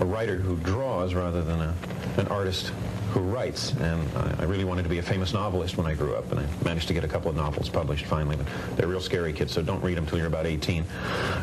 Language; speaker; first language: English; native; English